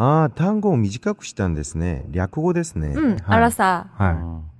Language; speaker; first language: Japanese; non-native, fluent; Korean